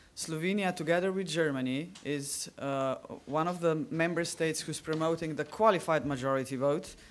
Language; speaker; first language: English; non-native, fluent; Slovenian